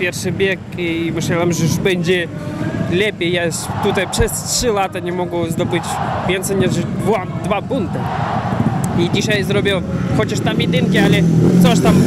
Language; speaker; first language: Polish; non-native, learner; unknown